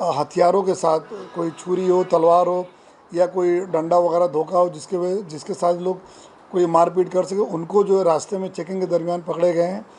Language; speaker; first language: Hindi; non-native, local second language; Gujarati